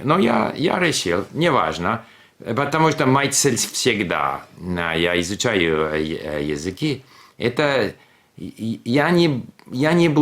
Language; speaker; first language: Russian; non-native, fluent; English